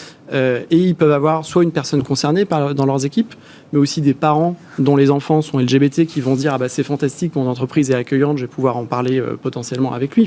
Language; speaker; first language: French; native; French